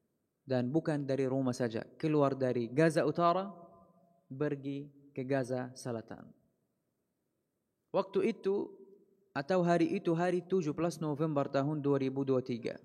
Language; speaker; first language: Indonesian; non-native, fluent; Arabic